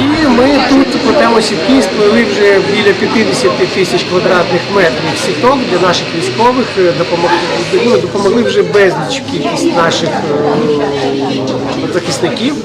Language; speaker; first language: Ukrainian; non-native, local second language; Russian